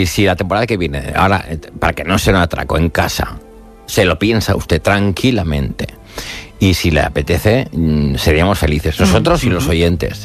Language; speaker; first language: Spanish; native; Spanish